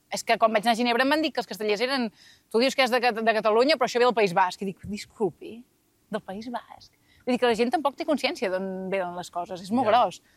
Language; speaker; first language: Catalan; native; Catalan